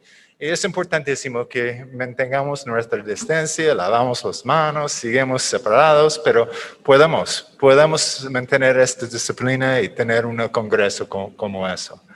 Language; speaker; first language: Spanish; non-native, fluent; English